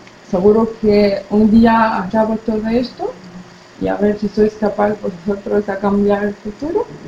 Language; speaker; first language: Spanish; non-native, learner; Arabic